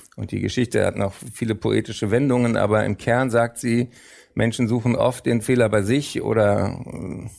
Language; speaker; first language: German; native; German